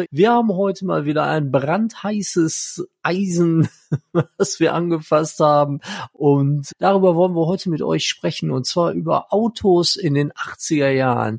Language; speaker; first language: German; native; German